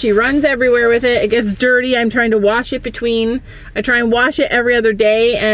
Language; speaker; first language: English; native; English